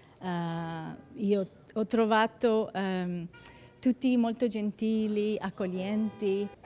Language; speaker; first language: Italian; non-native, fluent; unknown